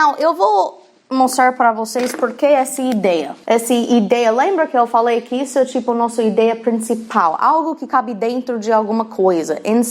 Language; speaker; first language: Portuguese; non-native, fluent; English